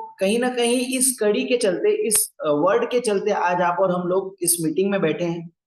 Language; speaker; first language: Hindi; native; Hindi